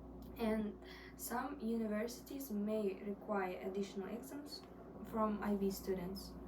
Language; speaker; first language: English; non-native, learner; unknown